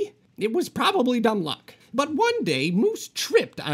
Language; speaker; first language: English; native; English